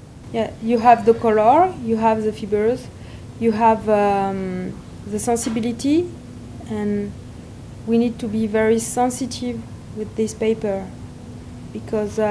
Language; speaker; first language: English; non-native, learner; French